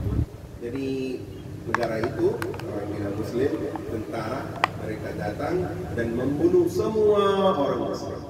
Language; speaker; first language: Indonesian; non-native, fluent; Urdu